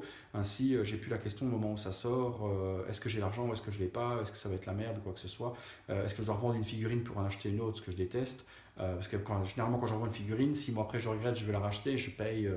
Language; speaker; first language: French; native; French